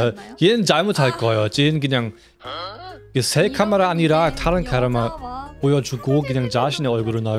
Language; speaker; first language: Korean; non-native, fluent; German